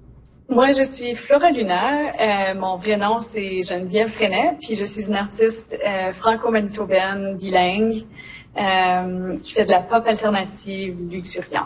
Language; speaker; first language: French; native; French